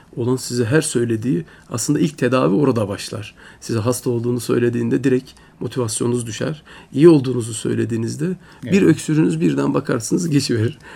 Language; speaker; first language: Turkish; early bilingual, heritage; Turkish